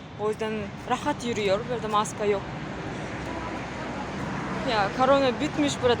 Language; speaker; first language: Turkish; non-native, learner; Kyrgyz